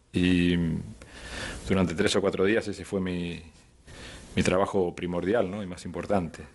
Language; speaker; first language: Spanish; native; Spanish